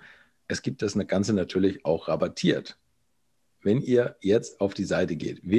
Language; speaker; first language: German; native; German